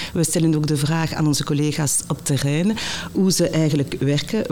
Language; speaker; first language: Dutch; non-native, local second language; French